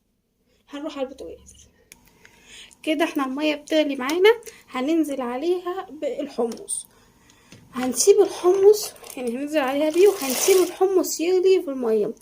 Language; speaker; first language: Arabic; native; Arabic